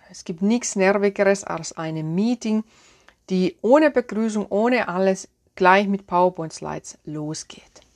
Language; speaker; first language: German; non-native, fluent; Finnish